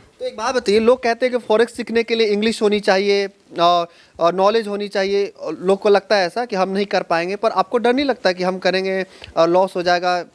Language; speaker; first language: Hindi; native; Hindi